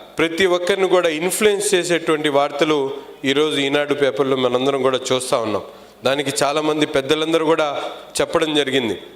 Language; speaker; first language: Telugu; non-native, local second language; Urdu